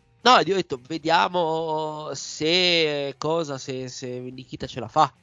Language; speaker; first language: Italian; native; Italian